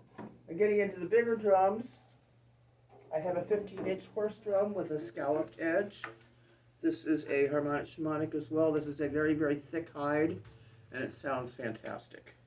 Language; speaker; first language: English; native; English